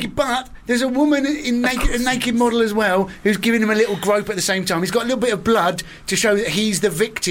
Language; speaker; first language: English; native; English